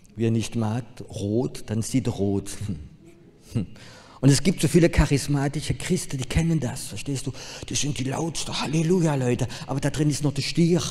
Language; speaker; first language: German; non-native, fluent; French